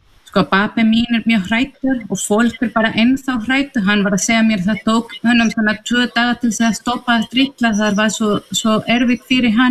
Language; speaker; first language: Icelandic; non-native, fluent; Spanish